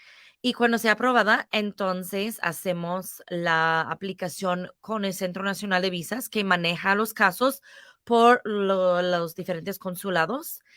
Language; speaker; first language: Spanish; non-native, fluent; English